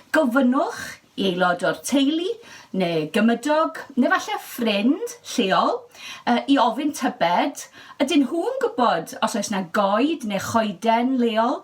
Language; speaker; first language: Welsh; native; Welsh